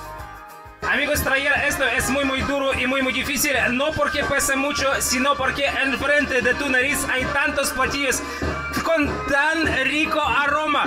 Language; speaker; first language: Spanish; non-native, fluent; Russian